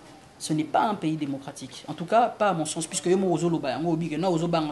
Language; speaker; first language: French; non-native, local second language; Lingala